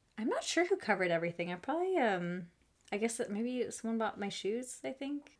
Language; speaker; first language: English; early bilingual, other home language; Spanish